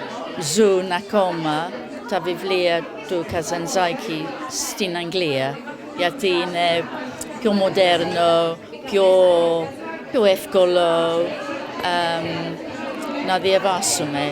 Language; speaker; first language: Greek; non-native, learner; English